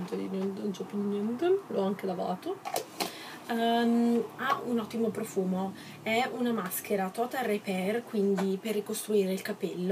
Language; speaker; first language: Italian; native; Italian